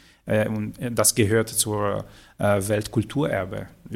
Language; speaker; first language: German; non-native, fluent; Italian